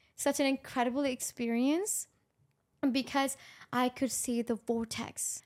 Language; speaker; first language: English; non-native, local second language; Urdu